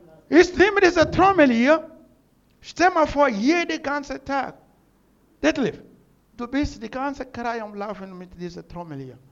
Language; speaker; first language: German; non-native, learner; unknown